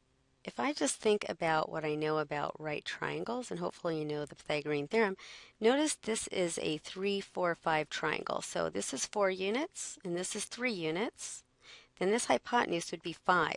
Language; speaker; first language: English; native; English